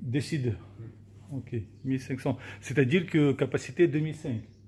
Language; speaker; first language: French; non-native, learner; Russian